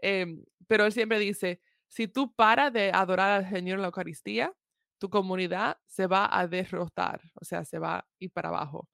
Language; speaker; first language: Spanish; early bilingual, heritage; Spanish